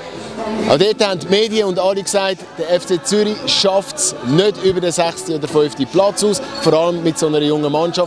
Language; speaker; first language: German; native; German